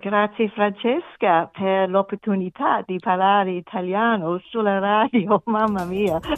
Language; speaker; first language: Italian; non-native, learner; English